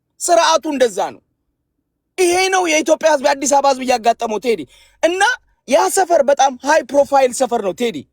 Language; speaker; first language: Amharic; native; Amharic